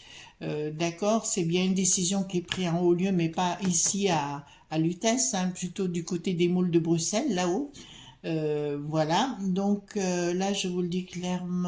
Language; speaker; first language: French; native; French